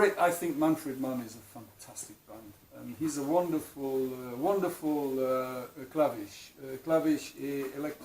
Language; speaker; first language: English; non-native, fluent; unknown